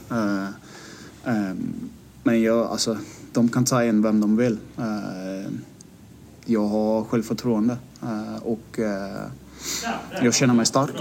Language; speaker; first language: Swedish; non-native, fluent; Danish